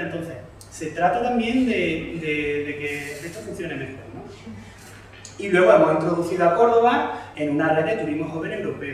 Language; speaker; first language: Spanish; native; Spanish